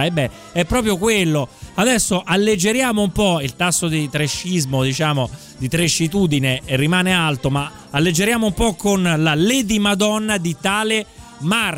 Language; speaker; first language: Italian; native; Italian